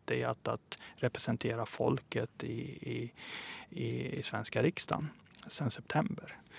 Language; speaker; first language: Swedish; early bilingual, other home language; Persian